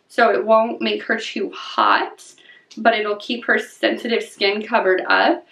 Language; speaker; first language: English; native; English